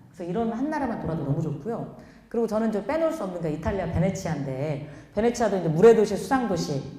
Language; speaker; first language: Korean; native; Korean